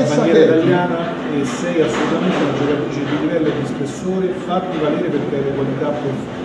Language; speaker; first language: Italian; native; Italian